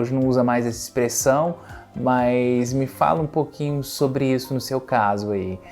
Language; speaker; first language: Portuguese; native; Portuguese